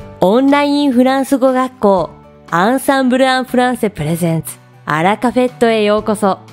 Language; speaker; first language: Japanese; native; Japanese